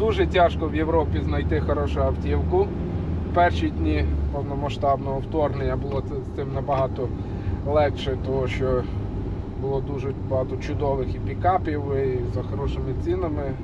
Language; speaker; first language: Ukrainian; native; Ukrainian